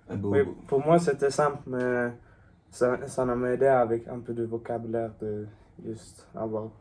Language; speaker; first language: French; non-native, learner; Swedish